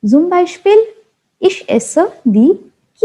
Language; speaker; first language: German; non-native, fluent; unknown